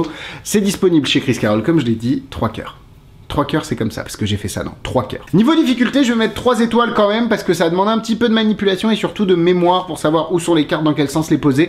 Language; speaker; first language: French; native; French